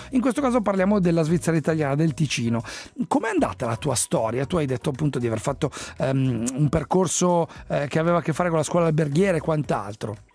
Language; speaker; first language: Italian; native; Italian